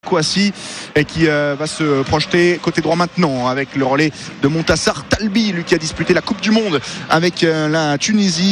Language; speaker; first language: French; native; French